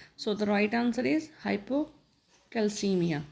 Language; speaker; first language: English; non-native, local second language; Punjabi